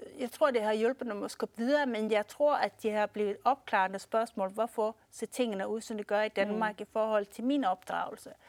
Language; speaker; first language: Danish; early bilingual, heritage; Swedish